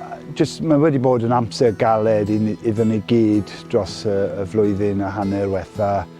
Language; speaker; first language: Welsh; non-native, local second language; English